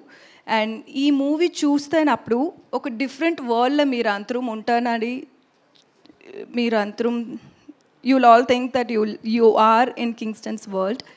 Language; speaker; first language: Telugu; non-native, learner; Tamil